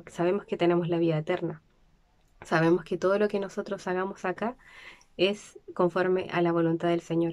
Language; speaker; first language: Spanish; native; Spanish